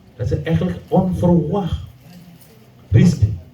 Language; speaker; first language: Dutch; non-native, learner; Indonesian